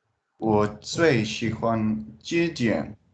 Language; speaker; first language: Chinese; non-native, learner; English